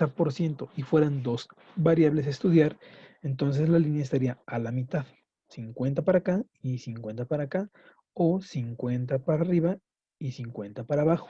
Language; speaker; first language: Spanish; native; Spanish